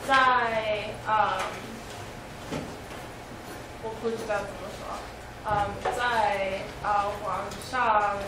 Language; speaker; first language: Chinese; non-native, learner; English